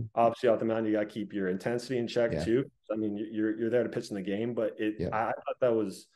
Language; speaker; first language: English; native; English